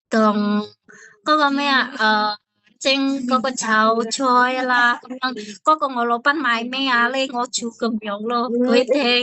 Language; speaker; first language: Cantonese; non-native, learner; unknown